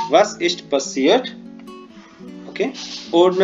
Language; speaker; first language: German; non-native, fluent; Hindi